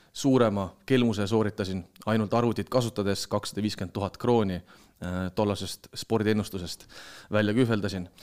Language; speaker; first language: Estonian; native; Estonian